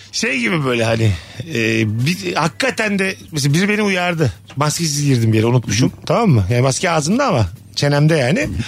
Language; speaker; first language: Turkish; native; Turkish